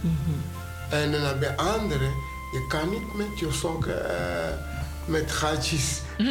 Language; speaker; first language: Dutch; non-native, fluent; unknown